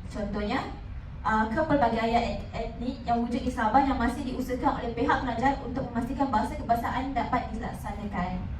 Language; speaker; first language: Malay; native; Malay